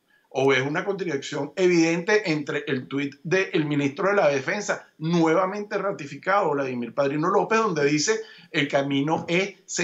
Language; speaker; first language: Spanish; native; Spanish